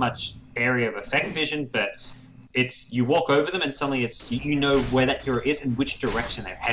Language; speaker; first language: English; native; English